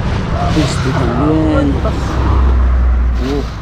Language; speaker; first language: Spanish; non-native, learner; Filipino